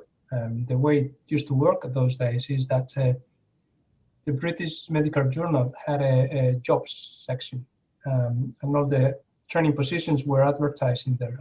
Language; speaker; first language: English; non-native, fluent; Spanish